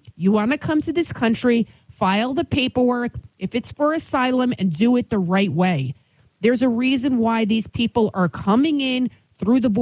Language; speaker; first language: English; early bilingual, other home language; Albanian